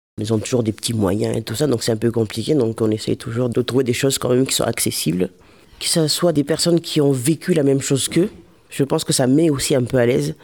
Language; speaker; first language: French; early bilingual, other home language; Lingala